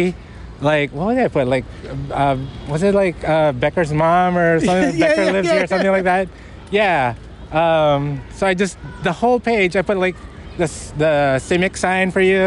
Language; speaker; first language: English; non-native, local second language; Filipino